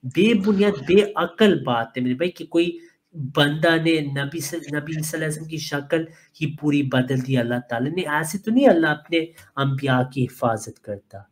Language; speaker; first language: Urdu; non-native, local second language; Punjabi